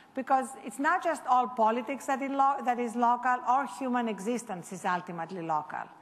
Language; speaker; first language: English; non-native, fluent; Greek